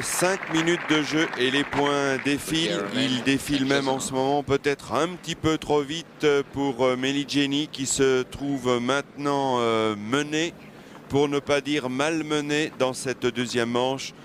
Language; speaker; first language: French; native; French